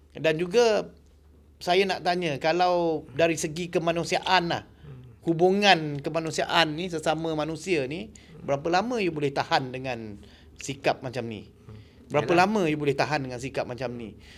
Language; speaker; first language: Malay; non-native, local second language; Chinese